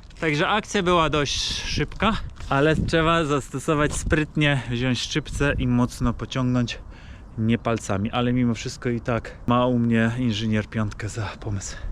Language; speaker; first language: Polish; native; Polish